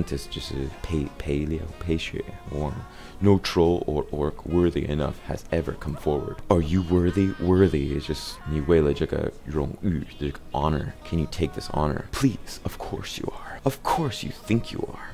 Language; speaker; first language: English; native; English